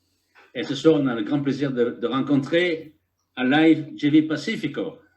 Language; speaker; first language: French; native; French